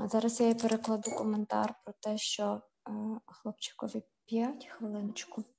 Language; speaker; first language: Ukrainian; native; Ukrainian